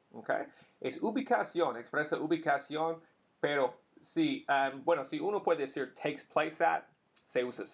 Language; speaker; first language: Spanish; non-native, fluent; English